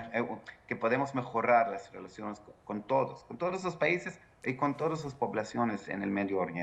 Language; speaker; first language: Spanish; non-native, fluent; Hebrew